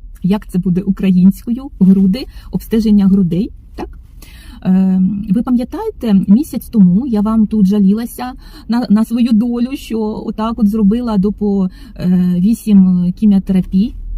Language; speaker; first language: Ukrainian; non-native, local second language; Russian